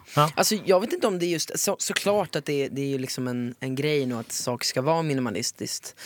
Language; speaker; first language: Swedish; early bilingual, other home language; Italian